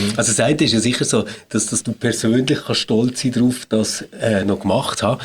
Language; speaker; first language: German; native; German